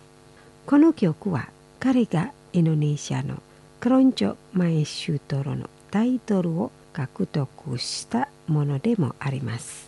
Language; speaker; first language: Japanese; non-native, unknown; Indonesian